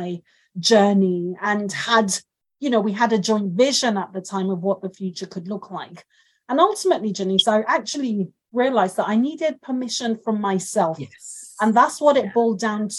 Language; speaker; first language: English; non-native, local second language; Yoruba